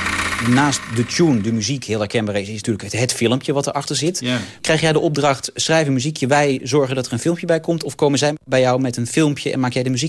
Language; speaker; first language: Dutch; native; Dutch